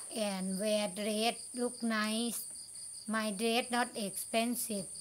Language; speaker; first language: English; non-native, learner; Thai